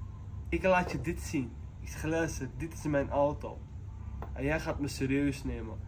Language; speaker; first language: Dutch; early bilingual, other home language; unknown